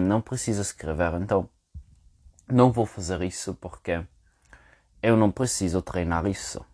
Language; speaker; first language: Portuguese; non-native, fluent; Spanish